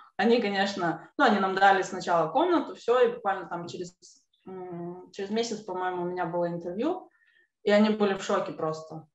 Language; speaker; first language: Russian; native; Russian